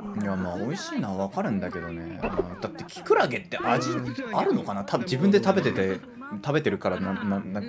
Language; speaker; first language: Japanese; native; Japanese